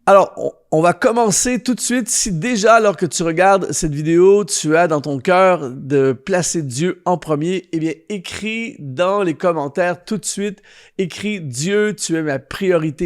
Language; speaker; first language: French; native; French